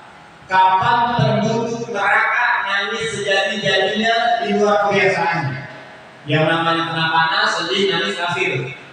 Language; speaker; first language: Indonesian; native; Indonesian